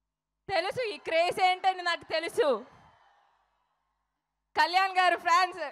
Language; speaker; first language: Telugu; non-native, fluent; Malayalam